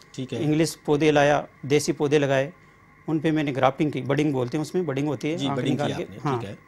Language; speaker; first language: Hindi; native; Hindi